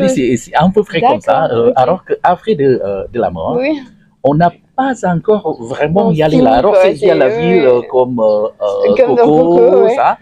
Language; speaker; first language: French; non-native, learner; Indonesian